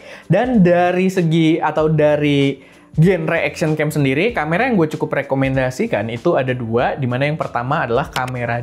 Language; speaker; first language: Indonesian; native; Indonesian